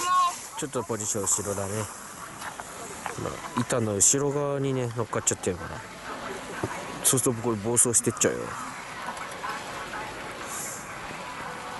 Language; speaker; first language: Japanese; native; Japanese